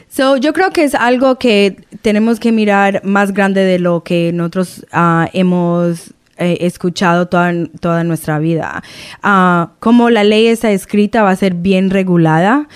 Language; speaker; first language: Spanish; early bilingual, heritage; Spanish